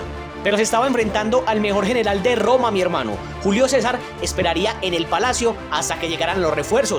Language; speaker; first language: Spanish; native; Spanish